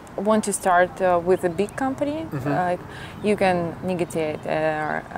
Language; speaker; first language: English; non-native, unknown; Russian